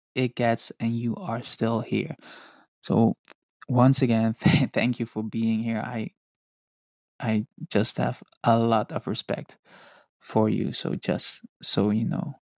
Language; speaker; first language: English; non-native, fluent; Dutch